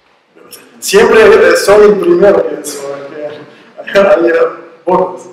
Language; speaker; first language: Spanish; non-native, learner; Arabic